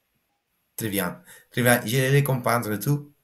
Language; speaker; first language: French; non-native, learner; Spanish